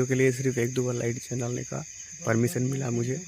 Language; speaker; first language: Hindi; non-native, local second language; Bangla